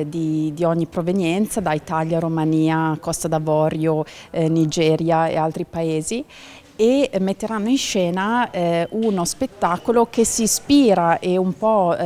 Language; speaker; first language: Italian; native; Italian